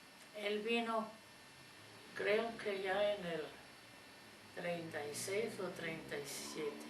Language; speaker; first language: Spanish; non-native, fluent; German